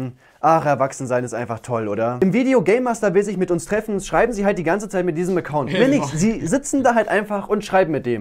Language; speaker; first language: German; native; German